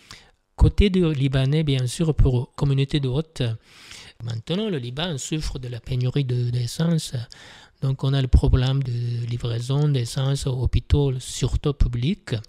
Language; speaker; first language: French; non-native, fluent; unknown